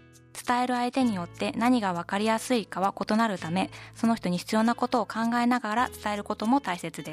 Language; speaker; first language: Japanese; native; Japanese